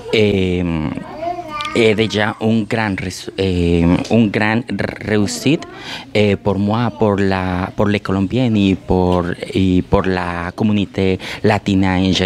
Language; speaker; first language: French; non-native, learner; Spanish